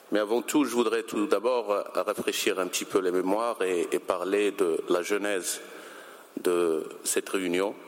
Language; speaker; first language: French; non-native, local second language; Arabic